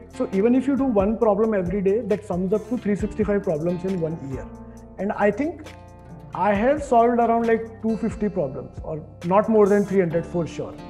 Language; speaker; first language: English; non-native, local second language; Hindi